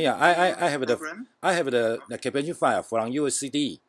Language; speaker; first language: English; non-native, learner; Chinese